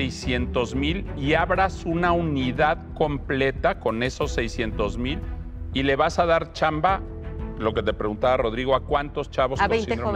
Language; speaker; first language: Spanish; native; Spanish